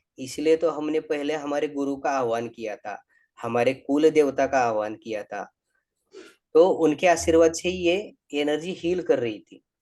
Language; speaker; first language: Hindi; non-native, local second language; Marathi